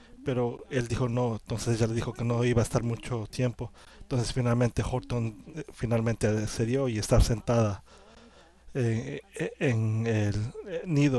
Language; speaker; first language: Spanish; non-native, learner; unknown